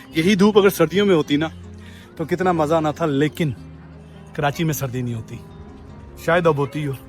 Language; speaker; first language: Urdu; native; Urdu